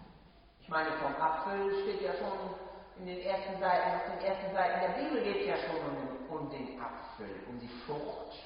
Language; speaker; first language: German; native; German